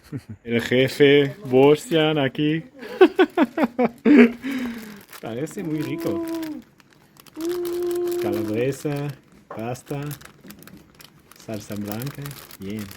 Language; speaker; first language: Spanish; non-native, learner; French